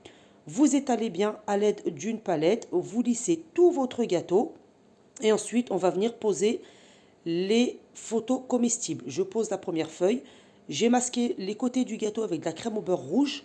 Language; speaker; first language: French; native; French